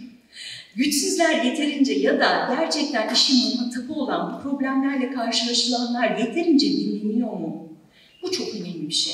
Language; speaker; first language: Turkish; native; Turkish